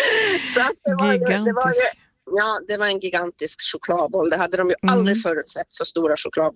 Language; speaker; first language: Swedish; native; Swedish